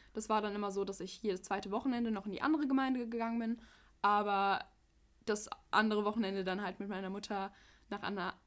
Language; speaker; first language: German; early bilingual, other home language; English